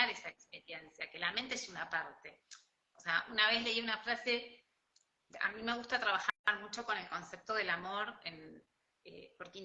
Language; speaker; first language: Spanish; native; Spanish